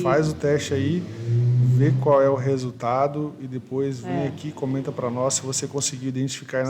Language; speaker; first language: Portuguese; native; Portuguese